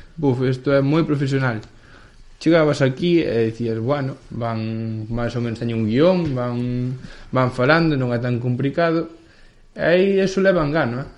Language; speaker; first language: Galician; early bilingual, other home language; Spanish